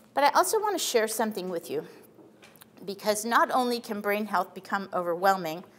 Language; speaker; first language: English; native; English